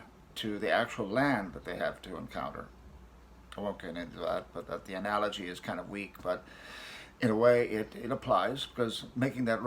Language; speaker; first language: English; native; English